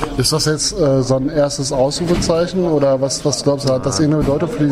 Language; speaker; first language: German; native; German